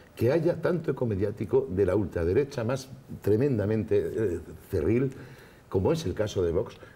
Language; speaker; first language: Spanish; native; Spanish